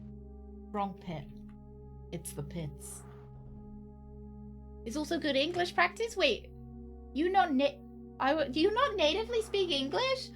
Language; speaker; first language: English; native; English